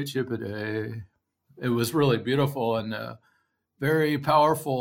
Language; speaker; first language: English; native; English